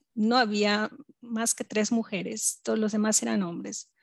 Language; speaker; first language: Spanish; native; Spanish